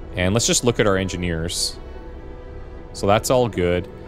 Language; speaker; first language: English; native; English